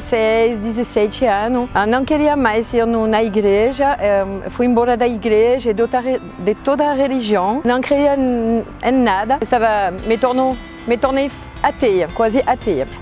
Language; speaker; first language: Portuguese; non-native, fluent; French